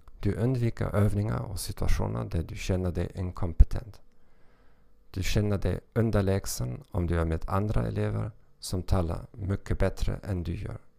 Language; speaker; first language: Swedish; non-native, learner; German